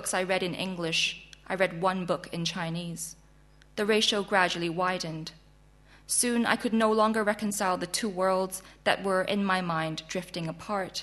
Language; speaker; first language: English; non-native, local second language; Chinese